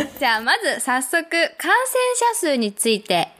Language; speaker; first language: Japanese; native; Japanese